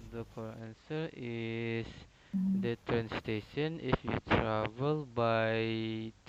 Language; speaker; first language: English; non-native, learner; Indonesian